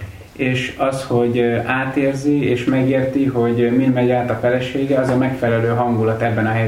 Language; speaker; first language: Hungarian; native; Hungarian